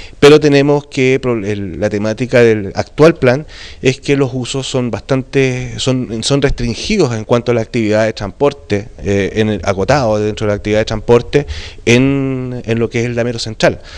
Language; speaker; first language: Spanish; native; Spanish